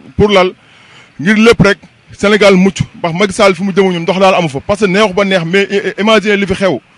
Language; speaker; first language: Wolof; native; Wolof